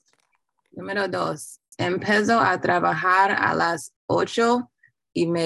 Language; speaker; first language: Spanish; non-native, learner; English